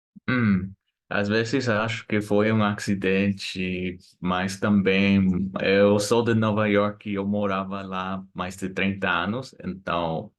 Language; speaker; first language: Portuguese; non-native, fluent; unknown